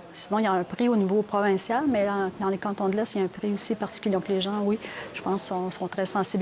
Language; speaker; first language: French; native; French